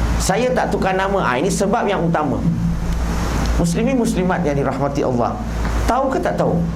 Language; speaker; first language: Malay; non-native, local second language; Chinese